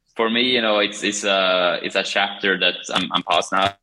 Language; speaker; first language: English; non-native, fluent; Swedish